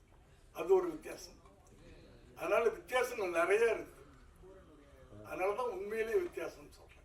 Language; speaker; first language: Tamil; native; Tamil